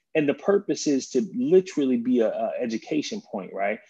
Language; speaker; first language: English; native; English